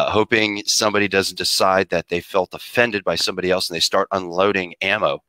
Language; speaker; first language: English; native; English